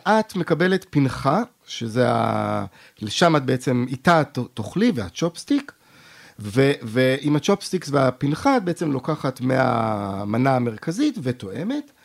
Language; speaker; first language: Hebrew; native; Hebrew